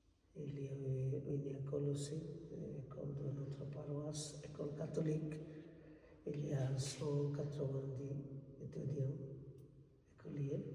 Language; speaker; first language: French; non-native, fluent; Bangla